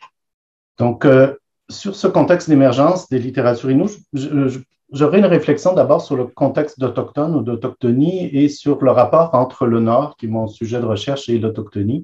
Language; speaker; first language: French; native; French